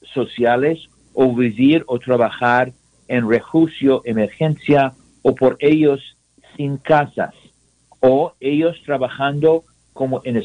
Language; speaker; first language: Spanish; non-native, learner; English